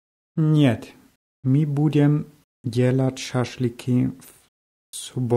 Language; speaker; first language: Russian; non-native, learner; German